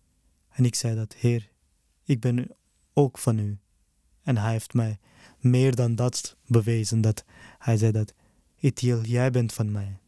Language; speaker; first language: Dutch; early bilingual, other home language; Urdu